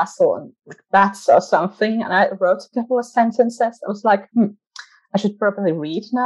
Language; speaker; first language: English; non-native, fluent; Finnish